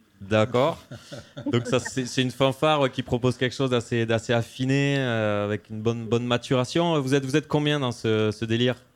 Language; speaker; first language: French; native; French